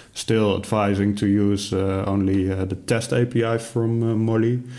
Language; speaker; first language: English; non-native, fluent; Dutch